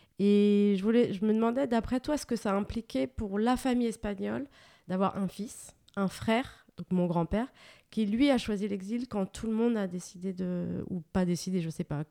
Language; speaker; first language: French; native; French